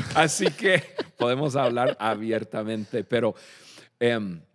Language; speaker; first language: Spanish; non-native, fluent; English